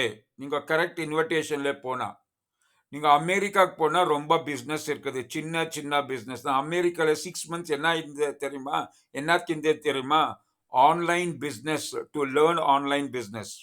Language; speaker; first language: Tamil; non-native, learner; Kannada